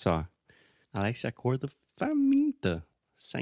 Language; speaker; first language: Portuguese; non-native, fluent; English